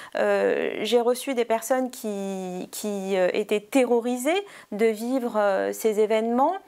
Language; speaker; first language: French; non-native, local second language; Arabic